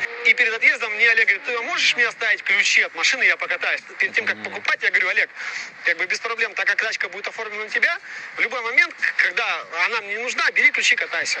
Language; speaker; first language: Russian; native; Russian